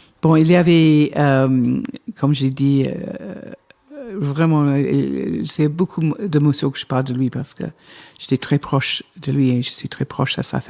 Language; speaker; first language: French; non-native, fluent; English